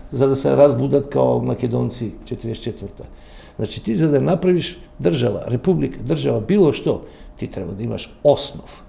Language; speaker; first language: Macedonian; non-native, local second language; Albanian